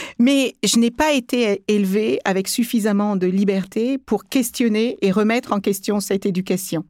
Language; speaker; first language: French; early bilingual, other home language; Kabuverdianu